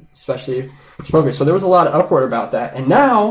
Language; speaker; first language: English; native; English